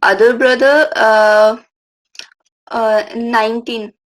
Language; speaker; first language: English; non-native, learner; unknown